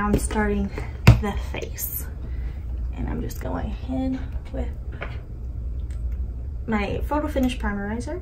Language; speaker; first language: English; native; English